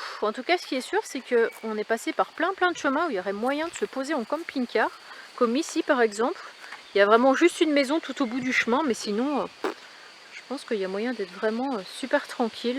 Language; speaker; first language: French; native; French